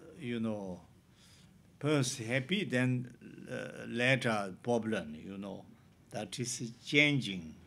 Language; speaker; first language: English; non-native, learner; Tibetan